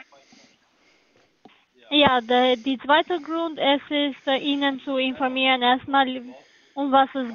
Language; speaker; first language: German; non-native, learner; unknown